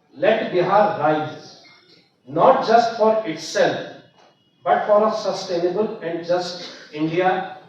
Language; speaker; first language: English; non-native, local second language; Hindi